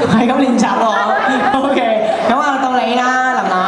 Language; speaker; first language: Cantonese; native; Cantonese